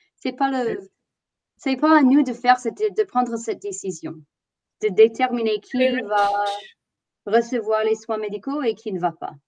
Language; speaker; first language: French; non-native, fluent; English